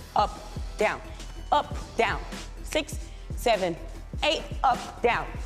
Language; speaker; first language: English; native; English